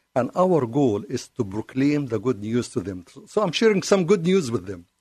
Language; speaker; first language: English; non-native, fluent; Arabic